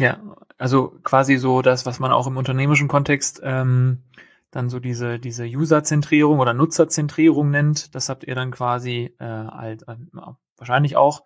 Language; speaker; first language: German; native; German